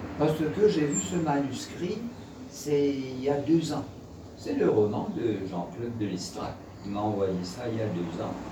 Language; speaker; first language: French; non-native, local second language; Morisyen